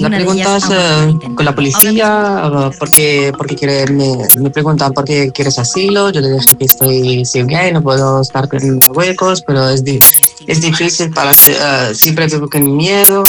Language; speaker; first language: Spanish; non-native, learner; Arabic